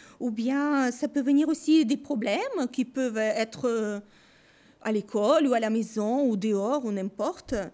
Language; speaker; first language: French; non-native, fluent; Russian